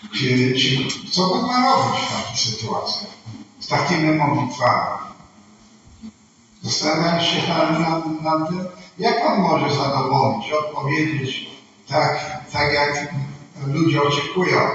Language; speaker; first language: Polish; non-native, fluent; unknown